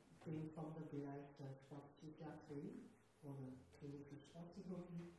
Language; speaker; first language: German; non-native, learner; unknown